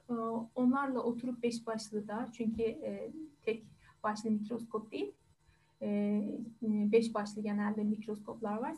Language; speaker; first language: Turkish; non-native, fluent; Persian